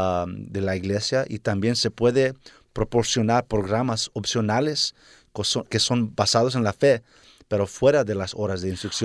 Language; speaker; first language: Spanish; early bilingual, heritage; Spanish